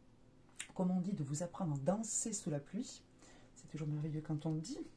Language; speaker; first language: French; native; French